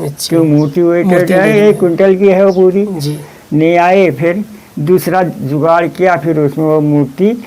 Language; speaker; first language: Hindi; non-native, local second language; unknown